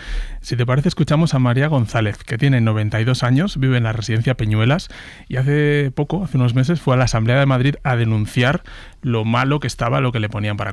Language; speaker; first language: Spanish; native; Spanish